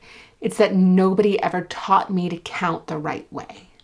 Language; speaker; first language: English; native; English